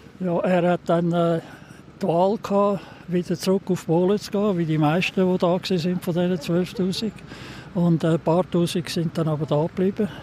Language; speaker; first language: German; native; German